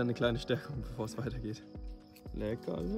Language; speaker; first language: German; native; German